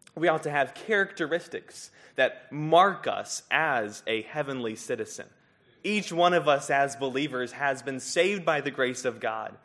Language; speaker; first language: English; native; English